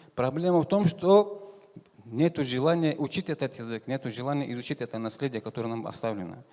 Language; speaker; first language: Russian; non-native, local second language; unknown